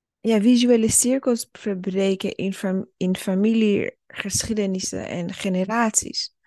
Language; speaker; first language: Dutch; early bilingual, other home language; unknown